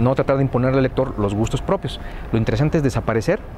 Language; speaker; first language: Spanish; native; Spanish